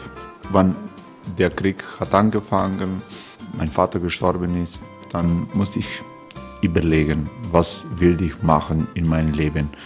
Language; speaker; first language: German; non-native, learner; Croatian